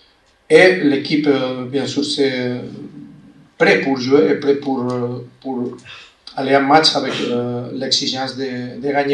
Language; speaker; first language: French; non-native, fluent; Spanish